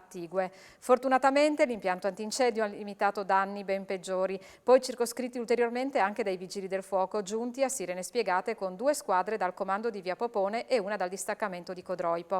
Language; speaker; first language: Italian; native; Italian